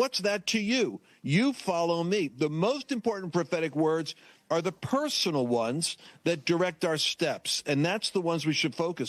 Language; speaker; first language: English; native; English